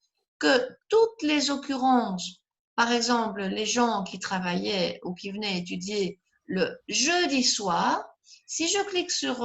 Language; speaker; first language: French; native; French